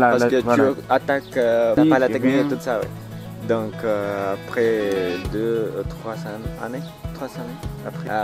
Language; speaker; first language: French; non-native, learner; Spanish